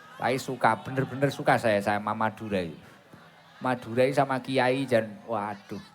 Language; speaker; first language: Indonesian; non-native, local second language; Javanese